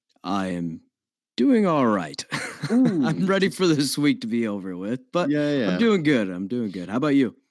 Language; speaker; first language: English; native; English